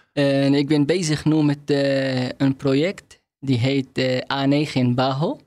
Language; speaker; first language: Dutch; non-native, learner; Arabic